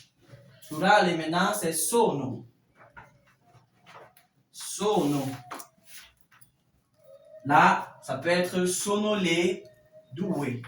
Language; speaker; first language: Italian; non-native, fluent; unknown